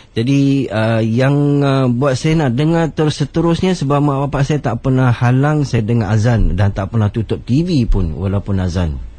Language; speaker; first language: Malay; non-native, local second language; Chinese